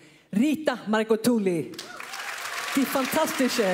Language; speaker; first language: German; non-native, learner; Swedish